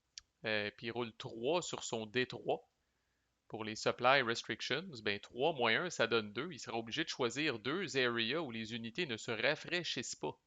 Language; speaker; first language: French; native; French